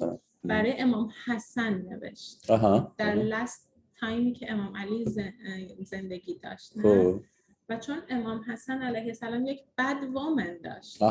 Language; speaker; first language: Persian; early bilingual, heritage; Persian